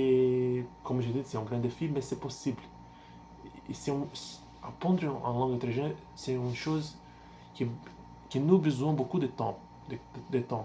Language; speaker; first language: French; non-native, learner; Portuguese